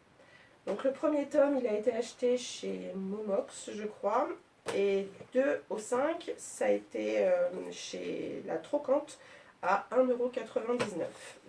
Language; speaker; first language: French; native; French